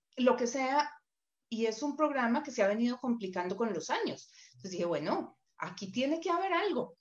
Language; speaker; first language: Spanish; native; Spanish